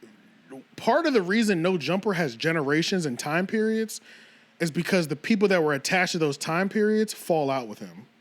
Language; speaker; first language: English; native; English